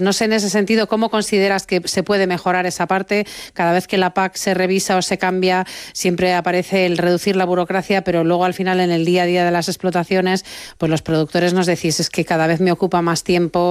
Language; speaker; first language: Spanish; native; Spanish